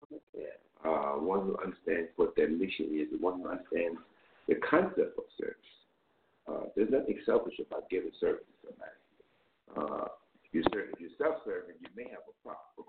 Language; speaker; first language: English; native; English